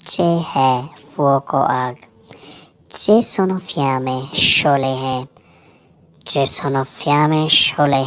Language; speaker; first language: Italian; non-native, learner; Urdu